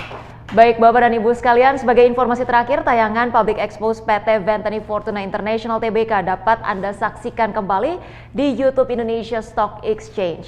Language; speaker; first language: Indonesian; native; Indonesian